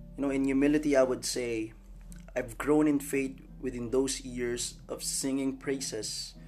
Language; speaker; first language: English; non-native, local second language; Filipino